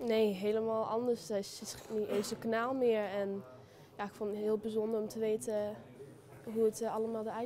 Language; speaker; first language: Dutch; early bilingual, heritage; Dutch